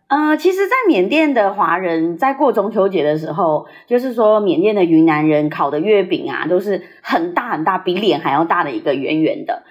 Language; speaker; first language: Chinese; early bilingual, heritage; Chinese